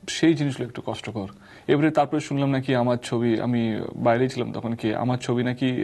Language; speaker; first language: Bangla; non-native, local second language; Hindi